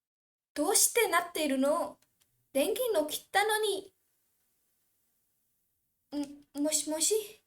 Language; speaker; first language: Japanese; non-native, fluent; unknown